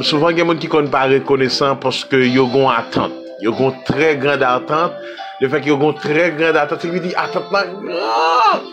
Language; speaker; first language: French; non-native, local second language; Haitian Creole